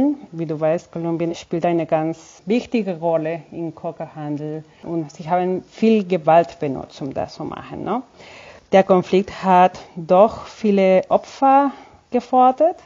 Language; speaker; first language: German; non-native, fluent; Spanish